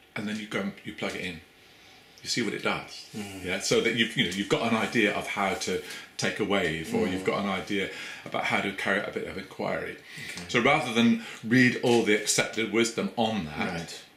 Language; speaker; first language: English; native; English